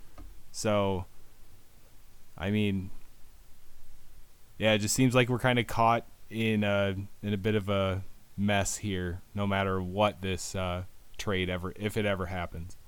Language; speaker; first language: English; native; English